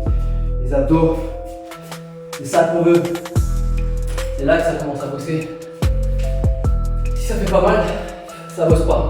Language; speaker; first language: French; native; French